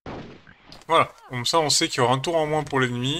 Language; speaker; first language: French; native; French